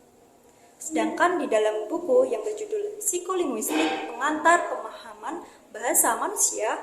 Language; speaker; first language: Indonesian; native; Indonesian